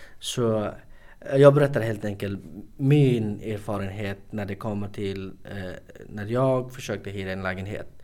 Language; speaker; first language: Swedish; non-native, fluent; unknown